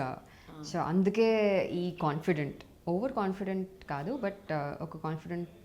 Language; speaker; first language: Telugu; non-native, fluent; Tamil